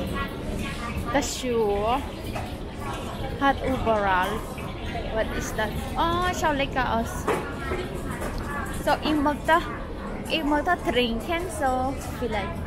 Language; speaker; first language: German; non-native, learner; Thai